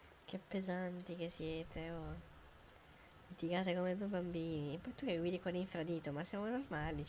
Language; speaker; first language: Italian; native; Italian